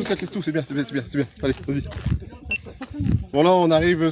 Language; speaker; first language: French; native; French